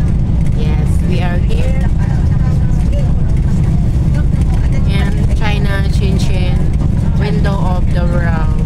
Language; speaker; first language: English; non-native, local second language; Filipino